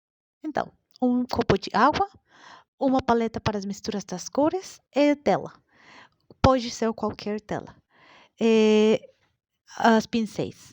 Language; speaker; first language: Portuguese; non-native, learner; Spanish